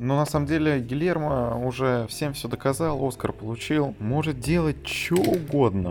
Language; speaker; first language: Russian; native; Russian